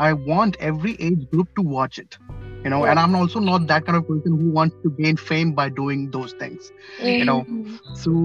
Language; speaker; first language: English; non-native, local second language; Malayalam